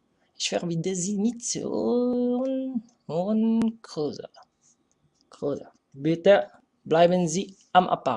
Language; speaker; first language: German; non-native, fluent; Arabic